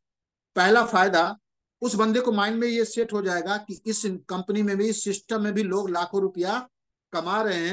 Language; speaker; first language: Hindi; native; Hindi